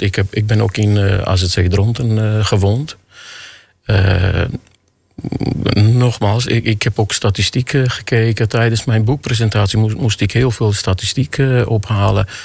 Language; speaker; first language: Dutch; non-native, fluent; Armenian